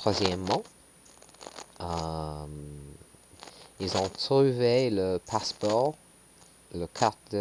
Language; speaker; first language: French; non-native, learner; English